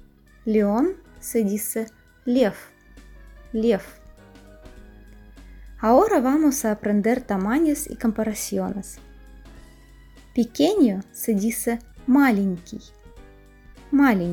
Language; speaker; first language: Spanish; non-native, fluent; Russian